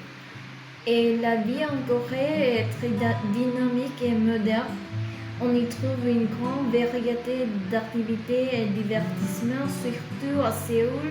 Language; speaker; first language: French; non-native, fluent; Korean